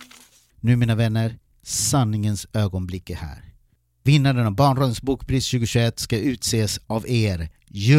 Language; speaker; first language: Swedish; native; Swedish